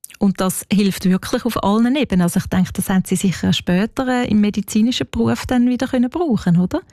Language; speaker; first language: German; native; German